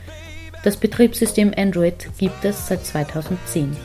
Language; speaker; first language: German; native; German